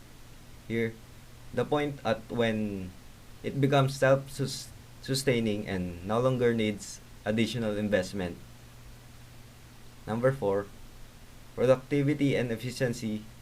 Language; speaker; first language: English; non-native, local second language; Filipino